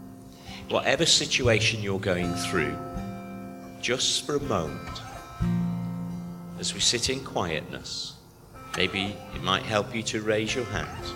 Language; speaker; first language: English; native; English